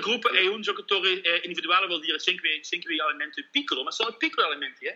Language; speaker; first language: Italian; non-native, learner; Dutch